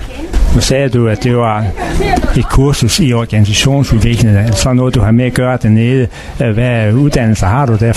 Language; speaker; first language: Danish; native; Danish